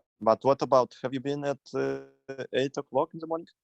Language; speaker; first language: English; non-native, fluent; Russian